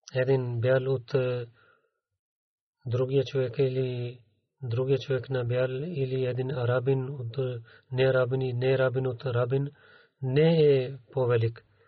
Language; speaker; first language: Bulgarian; non-native, learner; Urdu